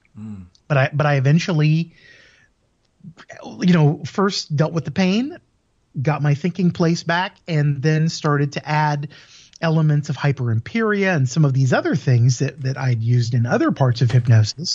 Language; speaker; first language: English; native; English